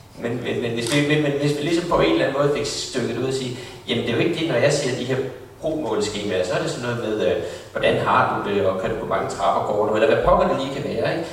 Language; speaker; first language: Danish; native; Danish